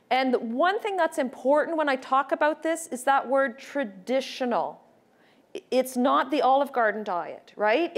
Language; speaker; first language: English; native; English